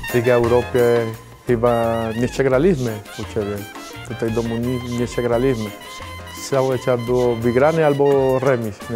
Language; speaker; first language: Polish; non-native, learner; Spanish